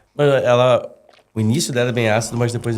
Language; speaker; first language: Portuguese; native; Portuguese